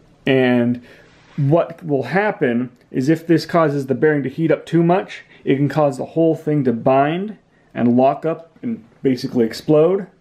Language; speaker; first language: English; native; English